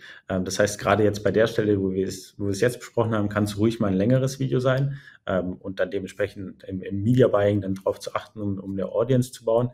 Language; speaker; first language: German; native; German